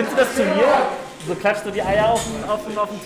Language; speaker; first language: German; native; German